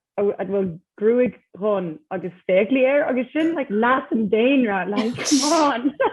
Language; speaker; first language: Irish; non-native, local second language; English